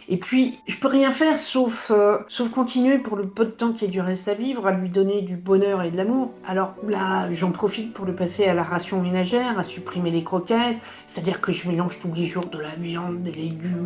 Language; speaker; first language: French; native; French